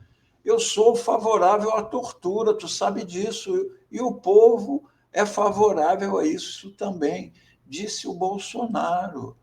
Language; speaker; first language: Portuguese; native; Portuguese